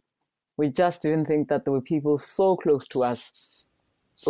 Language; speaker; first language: English; non-native, local second language; Tswana